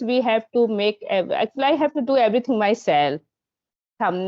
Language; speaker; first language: English; non-native, learner; Hindi